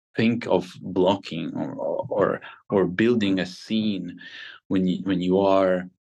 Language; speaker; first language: English; non-native, fluent; Ukrainian